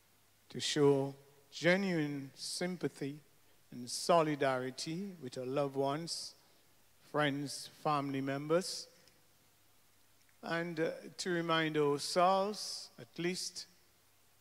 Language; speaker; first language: English; native; English